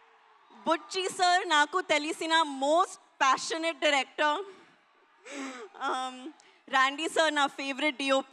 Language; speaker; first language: Telugu; non-native, learner; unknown